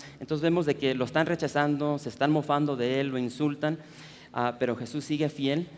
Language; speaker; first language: Spanish; early bilingual, heritage; Spanish